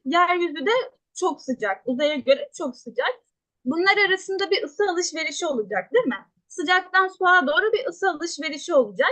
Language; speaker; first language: Turkish; native; Turkish